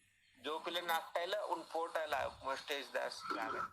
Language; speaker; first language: German; non-native, learner; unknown